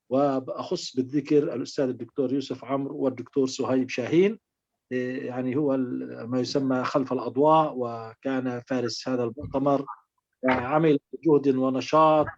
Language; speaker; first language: Arabic; native; Arabic